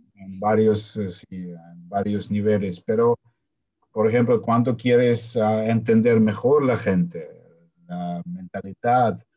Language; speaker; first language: Spanish; non-native, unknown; Russian